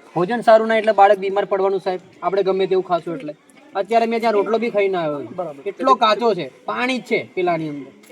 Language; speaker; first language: Gujarati; non-native, local second language; Rathawi